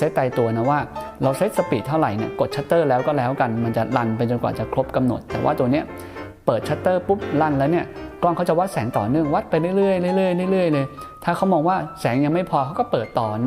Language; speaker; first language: Thai; native; Thai